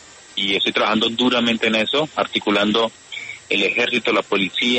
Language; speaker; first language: Spanish; native; Spanish